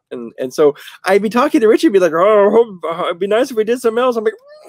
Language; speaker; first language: English; native; English